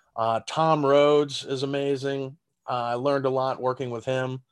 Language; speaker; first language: English; early bilingual, other home language; German